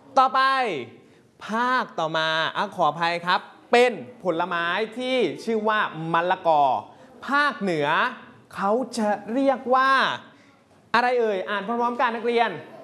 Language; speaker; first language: Thai; native; Thai